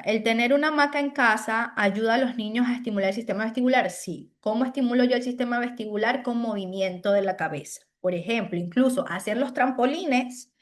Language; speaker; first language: Spanish; native; Spanish